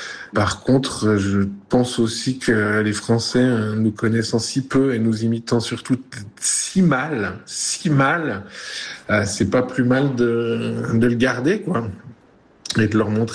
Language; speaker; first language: French; native; French